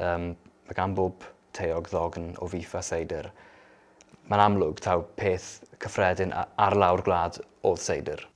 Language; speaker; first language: Welsh; native; Welsh